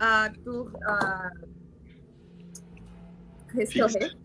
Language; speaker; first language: French; non-native, learner; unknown